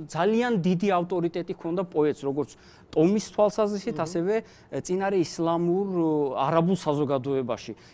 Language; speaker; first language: Georgian; non-native, local second language; Azerbaijani